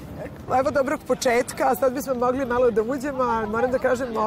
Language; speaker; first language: Serbian; native; Serbian